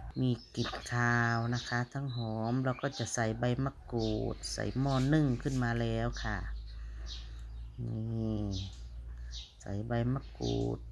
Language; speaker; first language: Thai; non-native, local second language; Lao